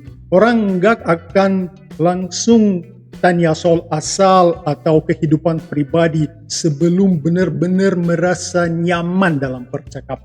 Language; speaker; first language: Indonesian; non-native, fluent; Russian